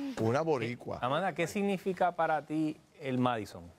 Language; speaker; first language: Spanish; native; Spanish